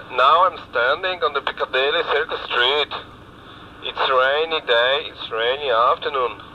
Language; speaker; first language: English; non-native, learner; Polish